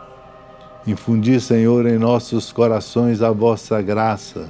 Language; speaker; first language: Portuguese; native; Portuguese